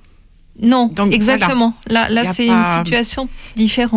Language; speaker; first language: French; native; French